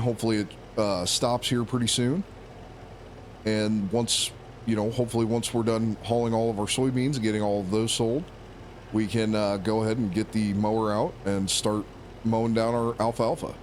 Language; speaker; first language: English; native; English